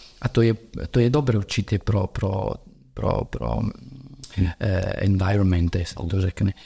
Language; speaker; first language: Czech; non-native, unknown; Italian